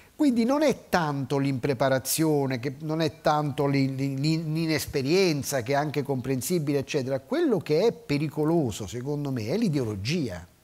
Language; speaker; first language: Italian; native; Italian